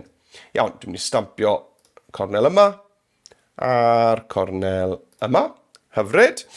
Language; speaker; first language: Welsh; native; Welsh